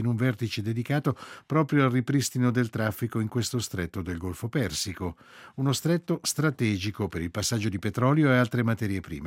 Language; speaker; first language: Italian; native; Italian